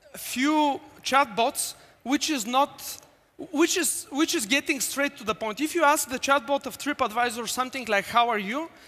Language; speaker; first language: English; non-native, fluent; Bulgarian